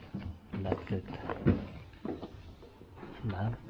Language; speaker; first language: Russian; non-native, learner; Filipino